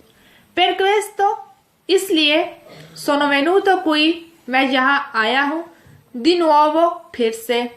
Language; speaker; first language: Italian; non-native, fluent; Urdu